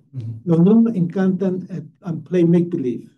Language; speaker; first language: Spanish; non-native, fluent; English